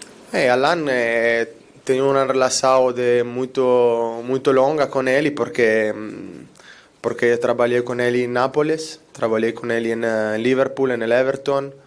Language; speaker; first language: Portuguese; non-native, learner; Italian